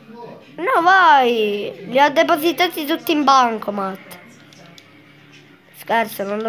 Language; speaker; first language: Italian; native; Italian